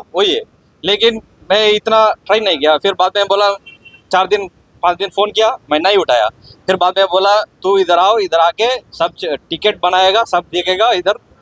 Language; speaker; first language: Hindi; non-native, local second language; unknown